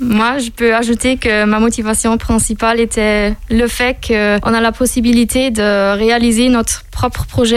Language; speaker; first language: French; non-native, fluent; German